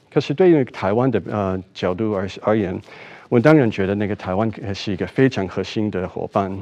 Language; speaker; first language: Chinese; non-native, fluent; English